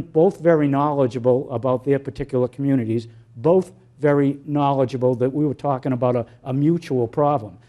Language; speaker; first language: English; native; English